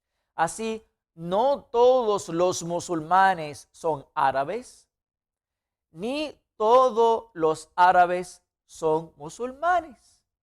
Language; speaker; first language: Spanish; non-native, fluent; Arabic